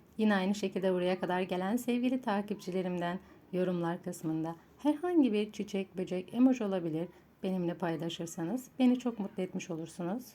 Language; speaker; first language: Turkish; native; Turkish